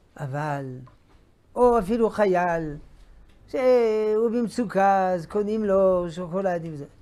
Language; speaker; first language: Hebrew; non-native, fluent; French